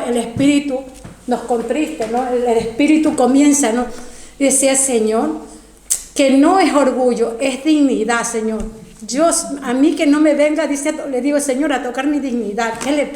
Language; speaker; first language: Spanish; native; Spanish